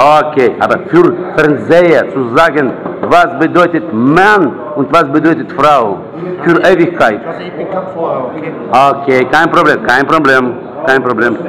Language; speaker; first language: German; non-native, learner; Ukrainian